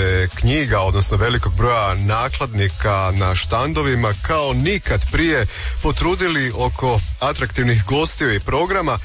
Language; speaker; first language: Serbian; native; Serbian